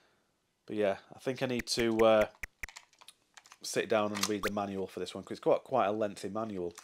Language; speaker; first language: English; native; English